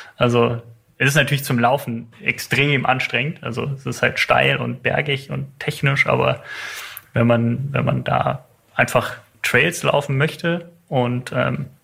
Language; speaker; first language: German; native; German